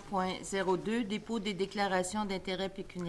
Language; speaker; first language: French; native; French